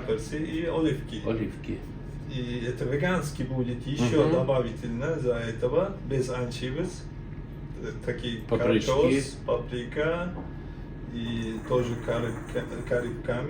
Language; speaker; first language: Russian; non-native, learner; Uzbek